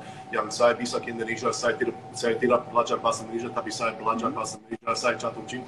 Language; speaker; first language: Indonesian; non-native, fluent; English